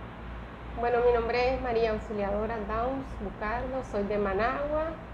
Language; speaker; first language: Spanish; native; Spanish